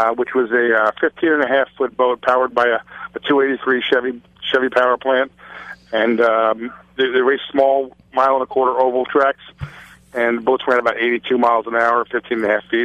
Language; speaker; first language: English; native; English